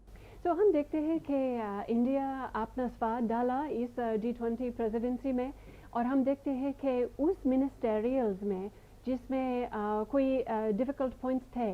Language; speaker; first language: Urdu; non-native, fluent; English